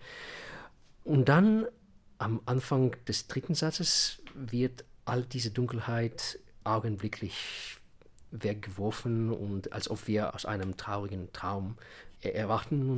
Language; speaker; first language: German; non-native, fluent; Russian